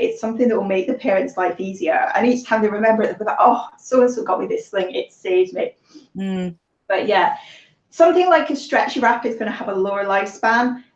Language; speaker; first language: English; native; English